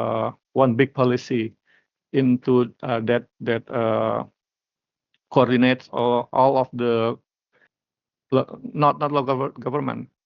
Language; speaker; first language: English; non-native, learner; Indonesian